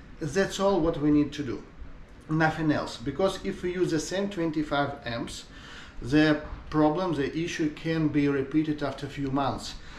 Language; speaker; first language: English; non-native, learner; Ukrainian